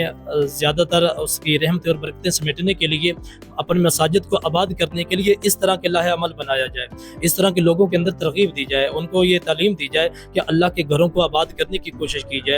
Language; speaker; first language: Urdu; native; Urdu